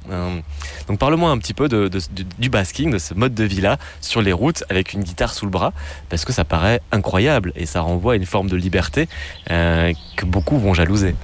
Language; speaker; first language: French; native; French